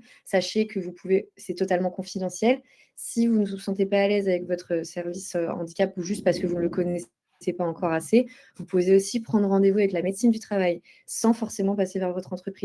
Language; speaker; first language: French; native; French